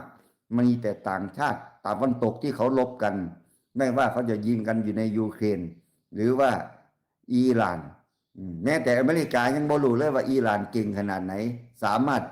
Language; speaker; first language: Thai; non-native, local second language; Lao